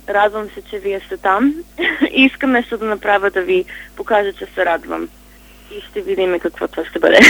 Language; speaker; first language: Bulgarian; early bilingual, heritage; Bulgarian